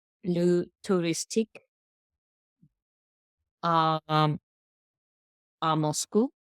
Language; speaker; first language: French; non-native, learner; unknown